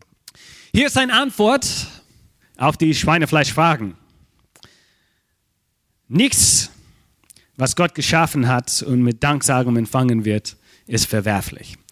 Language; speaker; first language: German; non-native, fluent; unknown